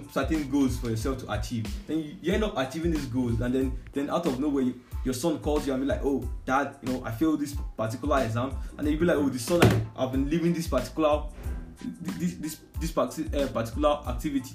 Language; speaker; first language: English; non-native, local second language; Yoruba